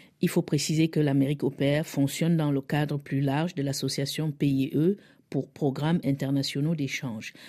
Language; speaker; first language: French; native; French